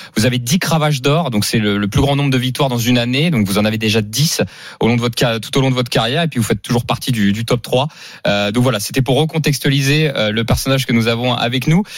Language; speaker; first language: French; native; French